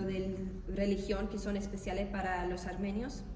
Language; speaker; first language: Spanish; non-native, learner; English